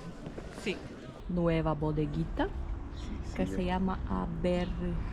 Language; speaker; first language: Spanish; non-native, fluent; Portuguese